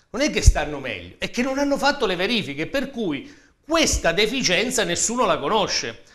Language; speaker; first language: Italian; native; Italian